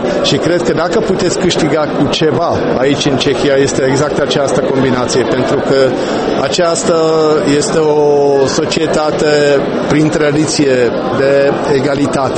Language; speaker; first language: Romanian; non-native, fluent; Czech